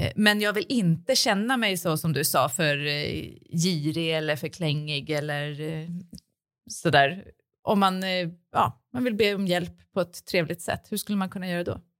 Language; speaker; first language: Swedish; native; Swedish